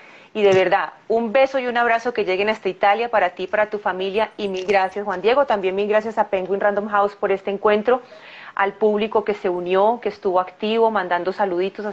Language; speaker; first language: Spanish; native; Spanish